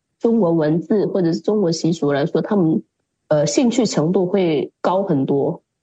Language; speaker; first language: Chinese; early bilingual, heritage; Chinese